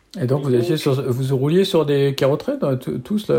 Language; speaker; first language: French; native; French